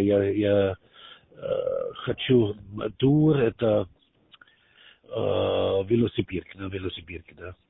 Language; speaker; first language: Russian; non-native, learner; German